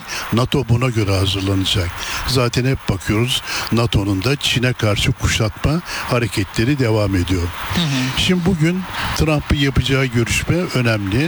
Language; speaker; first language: Turkish; native; Turkish